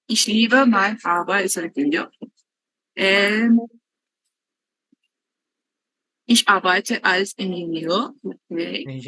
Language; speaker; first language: German; non-native, learner; Spanish